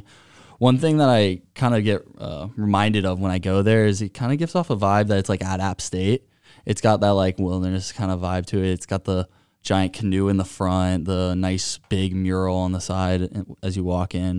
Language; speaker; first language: English; native; English